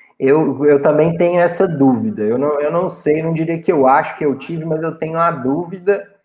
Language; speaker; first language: Portuguese; native; Portuguese